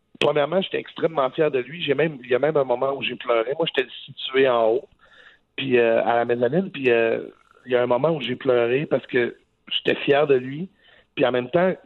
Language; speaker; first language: French; native; French